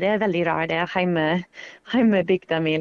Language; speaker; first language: Norwegian; non-native, fluent; English